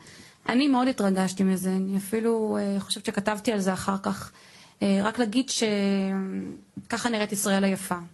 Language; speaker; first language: Hebrew; native; Hebrew